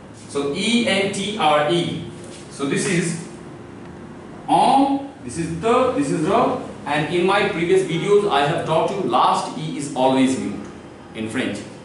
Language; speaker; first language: English; non-native, local second language; Hindi